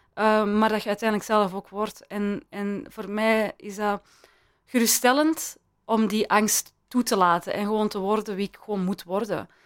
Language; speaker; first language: Dutch; early bilingual, other home language; Persian